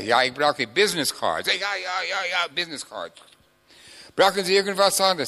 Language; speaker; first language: German; non-native, fluent; English